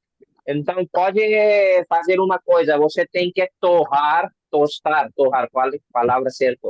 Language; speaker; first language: Portuguese; non-native, learner; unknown